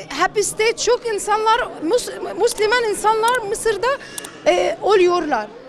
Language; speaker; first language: Turkish; non-native, learner; Arabic